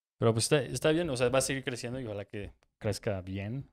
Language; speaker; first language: Spanish; native; Spanish